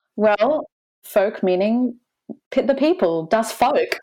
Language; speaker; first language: English; native; English